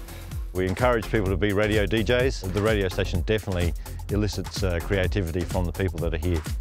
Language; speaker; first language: English; native; English